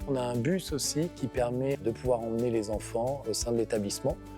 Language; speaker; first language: French; native; French